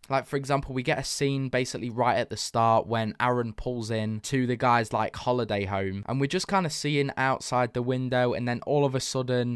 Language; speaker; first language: English; native; English